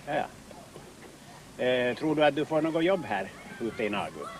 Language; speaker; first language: Swedish; non-native, local second language; Finnish